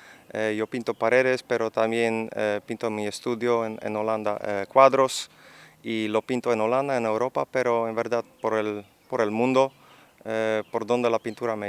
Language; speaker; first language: Spanish; non-native, fluent; Dutch